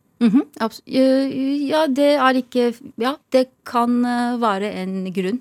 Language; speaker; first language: Norwegian; non-native, fluent; Turkish